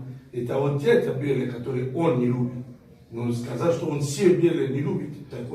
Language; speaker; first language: Russian; non-native, fluent; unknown